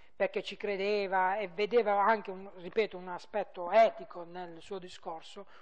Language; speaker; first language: Italian; native; Italian